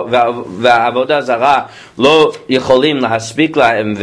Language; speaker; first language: Hebrew; non-native, fluent; English